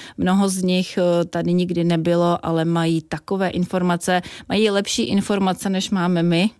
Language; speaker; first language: Czech; native; Czech